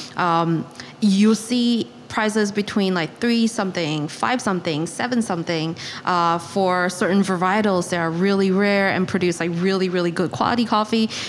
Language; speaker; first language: English; non-native, local second language; Chinese